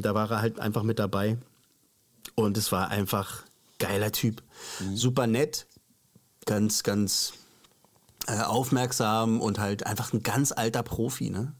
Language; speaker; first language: German; native; German